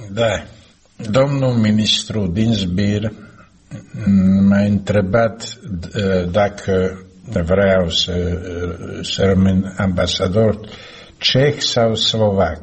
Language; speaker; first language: Romanian; non-native, fluent; Slovak